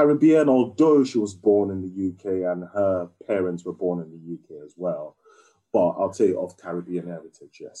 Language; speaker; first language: English; native; English